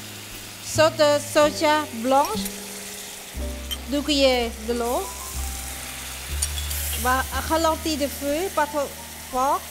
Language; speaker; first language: French; non-native, fluent; Thai